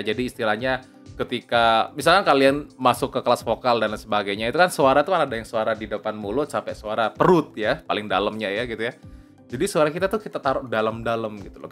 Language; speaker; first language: Indonesian; native; Indonesian